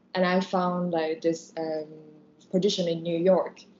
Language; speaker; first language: English; non-native, fluent; Japanese